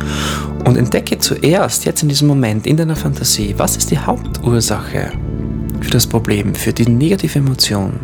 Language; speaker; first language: German; native; German